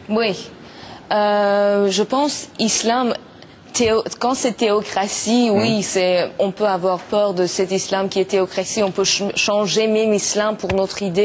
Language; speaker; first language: French; non-native, learner; Persian